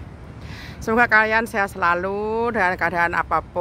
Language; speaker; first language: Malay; non-native, local second language; Javanese